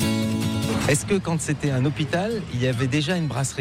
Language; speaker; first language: French; native; French